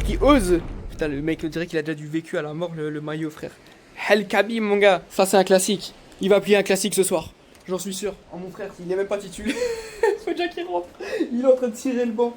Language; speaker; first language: French; native; French